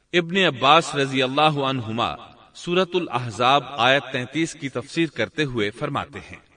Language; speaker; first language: Urdu; native; Urdu